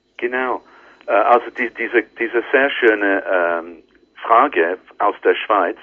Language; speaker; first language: German; non-native, learner; English